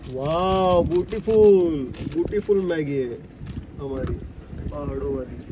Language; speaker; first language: Hindi; non-native, local second language; Marathi